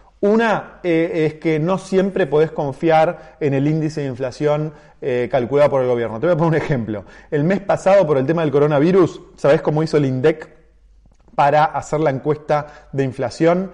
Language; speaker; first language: Spanish; native; Spanish